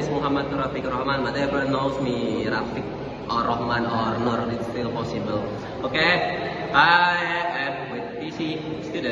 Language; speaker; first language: English; non-native, learner; Indonesian